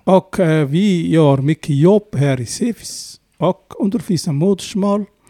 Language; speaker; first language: Swedish; non-native, fluent; Somali